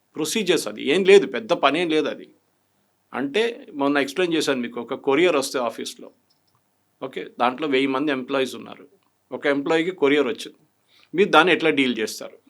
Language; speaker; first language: Telugu; non-native, fluent; Malayalam